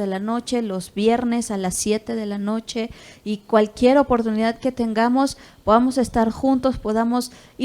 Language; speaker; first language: Spanish; native; Spanish